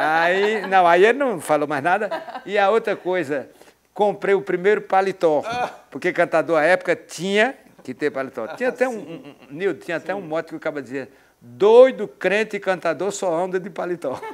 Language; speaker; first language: Portuguese; native; Portuguese